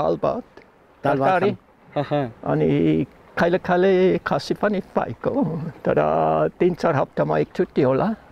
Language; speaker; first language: Nepali; non-native, learner; German